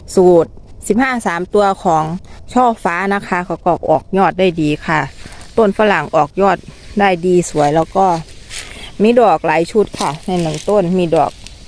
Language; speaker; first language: Thai; native; Thai